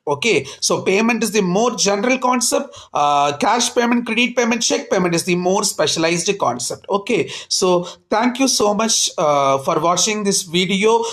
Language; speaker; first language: English; non-native, local second language; Tamil